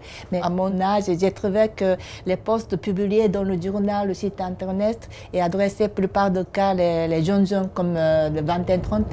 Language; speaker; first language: French; non-native, fluent; Japanese